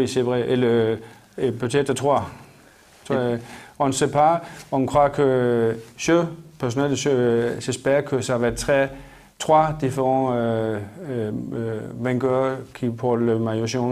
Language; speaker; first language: French; non-native, learner; Danish